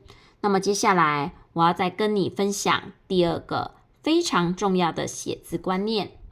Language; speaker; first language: Chinese; native; Chinese